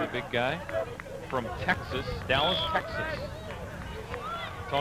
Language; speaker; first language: English; native; English